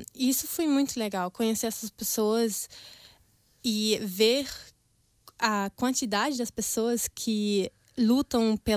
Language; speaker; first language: Portuguese; non-native, fluent; German